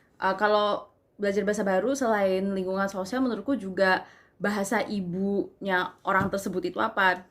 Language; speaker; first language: Indonesian; early bilingual, heritage; English